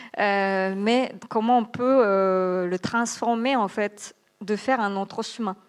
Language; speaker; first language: French; non-native, fluent; Japanese